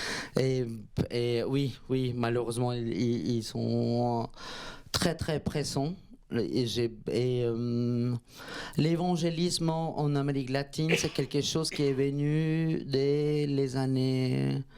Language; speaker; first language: French; non-native, fluent; Spanish